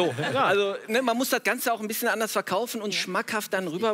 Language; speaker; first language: German; native; German